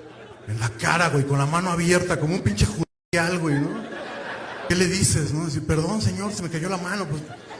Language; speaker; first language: Spanish; native; Spanish